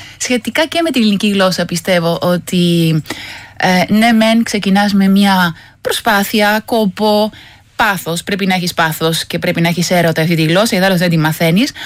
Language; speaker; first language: Greek; non-native, fluent; Spanish